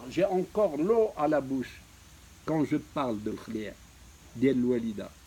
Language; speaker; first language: French; non-native, local second language; Arabic